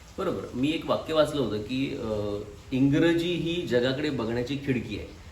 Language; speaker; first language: Marathi; native; Marathi